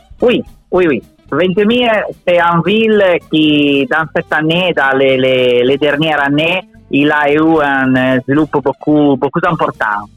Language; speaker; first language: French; non-native, learner; Italian